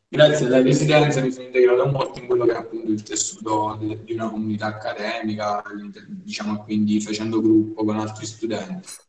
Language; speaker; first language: Italian; native; Italian